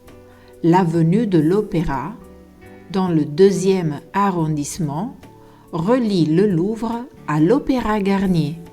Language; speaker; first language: French; non-native, fluent; Italian